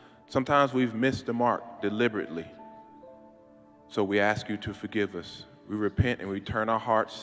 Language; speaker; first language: English; native; English